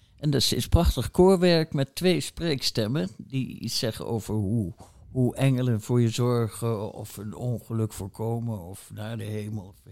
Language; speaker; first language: Dutch; native; Dutch